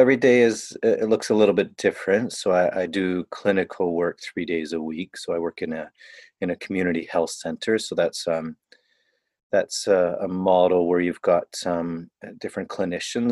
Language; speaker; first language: English; native; English